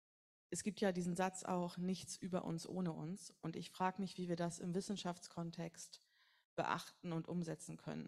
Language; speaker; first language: German; native; German